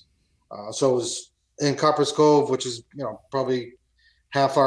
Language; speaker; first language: English; non-native, fluent; German